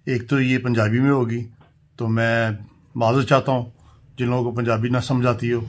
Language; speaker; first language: Urdu; non-native, local second language; Punjabi